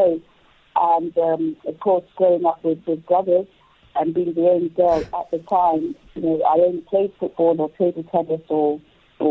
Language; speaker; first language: English; non-native, local second language; Krio